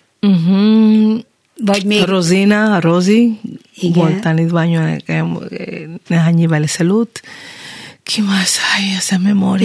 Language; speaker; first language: Hungarian; non-native, learner; Spanish